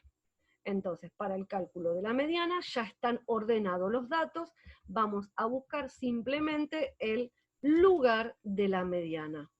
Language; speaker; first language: Spanish; native; Spanish